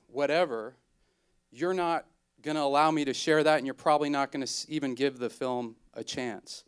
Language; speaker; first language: English; native; English